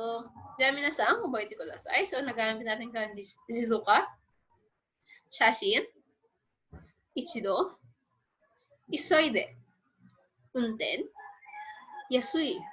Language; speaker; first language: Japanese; non-native, fluent; Filipino